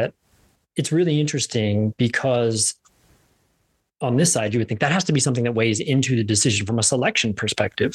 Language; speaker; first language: English; native; English